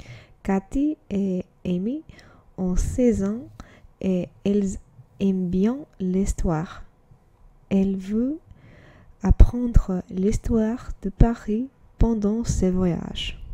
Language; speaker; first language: French; non-native, learner; English